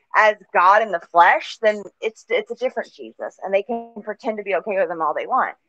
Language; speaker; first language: English; native; English